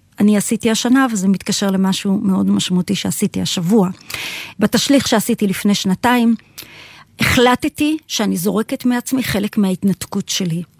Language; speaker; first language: Hebrew; native; Hebrew